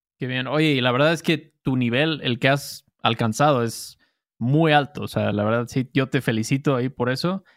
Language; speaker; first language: Spanish; native; Spanish